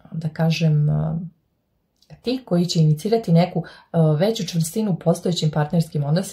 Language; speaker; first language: Serbian; native; Serbian